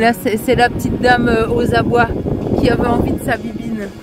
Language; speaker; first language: French; native; French